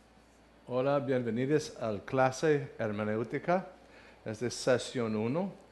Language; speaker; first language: Spanish; non-native, learner; English